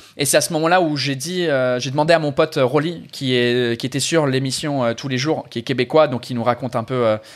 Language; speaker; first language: French; non-native, fluent; English